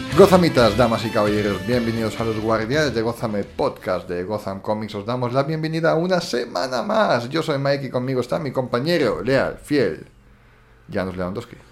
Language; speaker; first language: Spanish; early bilingual, other home language; German